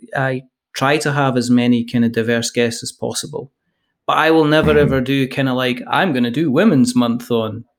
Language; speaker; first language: English; native; English